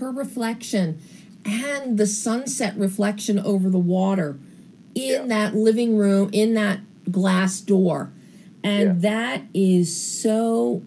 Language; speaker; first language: English; native; English